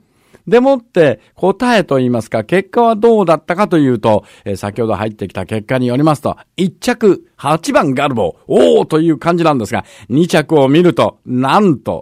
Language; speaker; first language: Japanese; native; Japanese